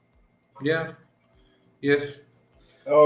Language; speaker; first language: English; non-native, learner; Spanish